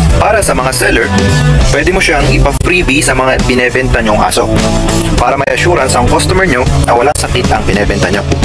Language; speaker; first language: Filipino; native; Filipino